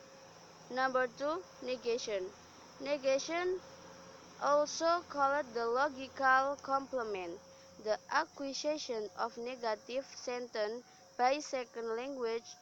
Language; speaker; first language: English; non-native, learner; Indonesian